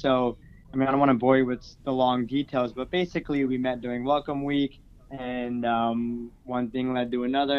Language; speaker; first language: English; native; English